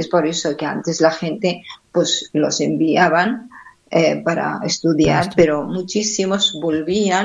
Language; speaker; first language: Catalan; non-native, fluent; Arabic